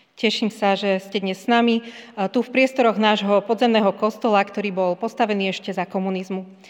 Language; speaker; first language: Slovak; native; Slovak